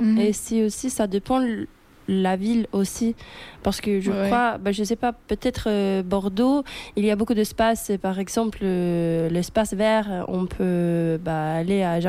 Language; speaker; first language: French; non-native, learner; Swedish